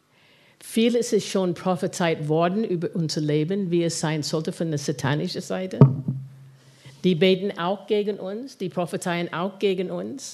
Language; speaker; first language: German; non-native, fluent; English